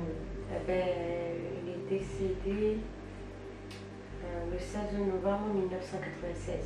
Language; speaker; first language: French; native; French